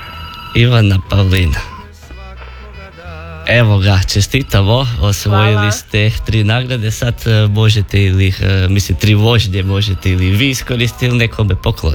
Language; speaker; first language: Serbian; native; Serbian